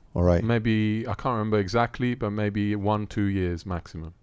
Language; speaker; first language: English; early bilingual, other home language; Italian